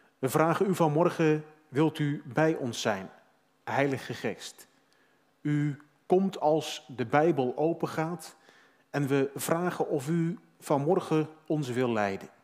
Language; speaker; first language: Dutch; native; Dutch